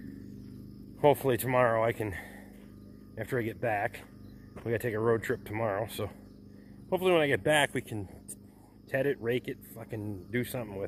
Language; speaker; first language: English; native; English